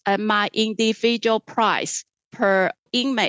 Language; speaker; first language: English; non-native, fluent; Chinese